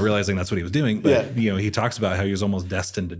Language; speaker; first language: English; native; English